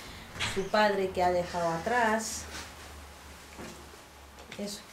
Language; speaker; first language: Spanish; non-native, fluent; Bambara